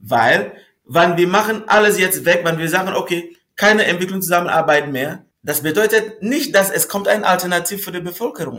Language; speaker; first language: German; non-native, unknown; Northern Sotho